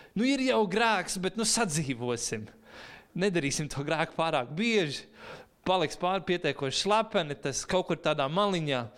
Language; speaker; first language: Latvian; native; Latvian